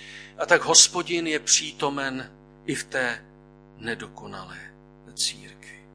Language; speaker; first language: Czech; native; Czech